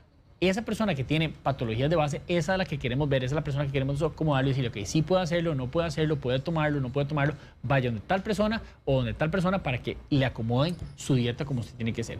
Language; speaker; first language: Spanish; native; Spanish